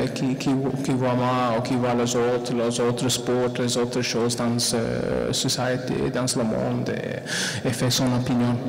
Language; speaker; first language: French; non-native, learner; English